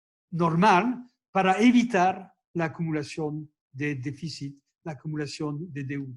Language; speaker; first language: Spanish; non-native, fluent; French